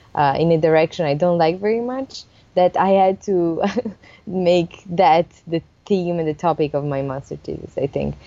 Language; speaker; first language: English; non-native, fluent; Italian